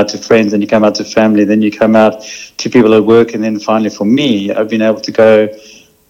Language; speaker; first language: English; native; English